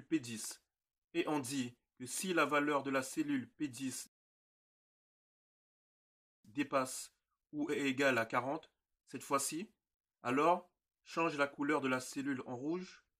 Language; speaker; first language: French; native; French